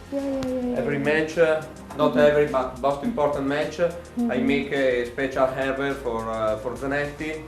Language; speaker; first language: English; non-native, learner; Italian